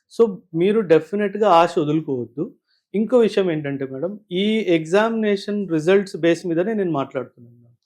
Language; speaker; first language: Telugu; non-native, local second language; Punjabi